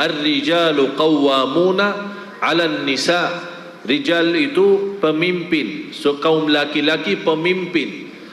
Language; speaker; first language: Malay; non-native, fluent; Arabic